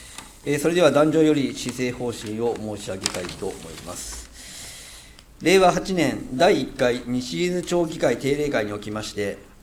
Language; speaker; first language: Japanese; native; Japanese